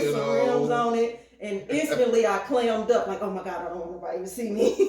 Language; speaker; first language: English; native; English